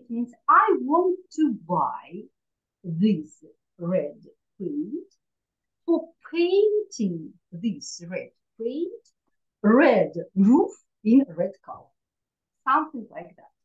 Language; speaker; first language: English; non-native, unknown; Russian